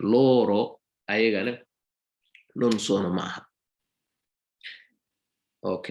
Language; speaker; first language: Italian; non-native, fluent; Somali